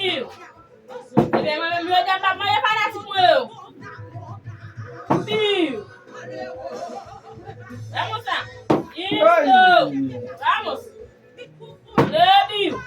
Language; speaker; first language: Portuguese; non-native, learner; Haitian Creole